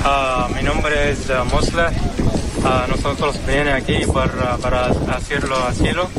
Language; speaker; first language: Spanish; non-native, learner; Arabic